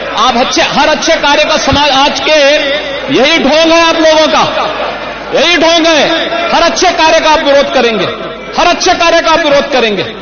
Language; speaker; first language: Hindi; native; Hindi